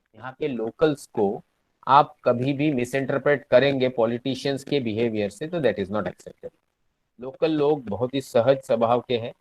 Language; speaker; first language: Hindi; non-native, local second language; Marathi